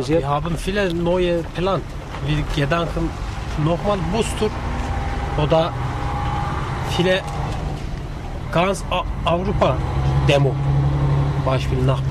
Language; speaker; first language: German; non-native, learner; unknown